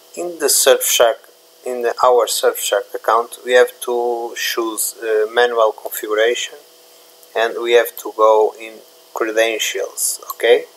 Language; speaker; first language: English; non-native, learner; Portuguese